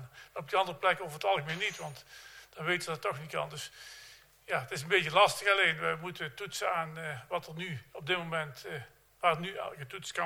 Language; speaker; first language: Dutch; native; Dutch